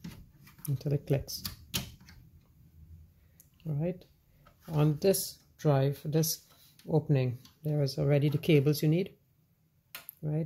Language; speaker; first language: English; native; English